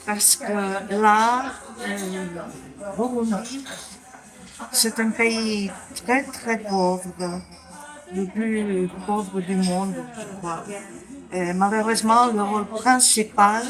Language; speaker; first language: French; non-native, fluent; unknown